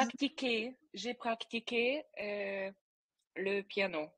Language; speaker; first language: French; non-native, learner; Ukrainian